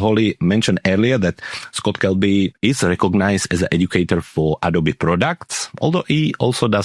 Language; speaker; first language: English; non-native, fluent; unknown